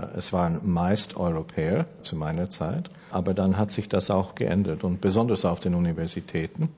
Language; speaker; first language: German; early bilingual, heritage; German